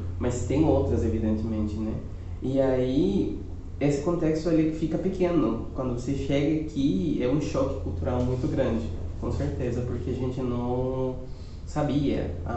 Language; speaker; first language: Portuguese; non-native, fluent; Spanish